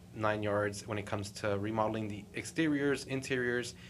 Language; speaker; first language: English; native; English